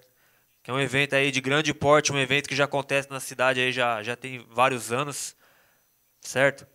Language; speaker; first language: Portuguese; native; Portuguese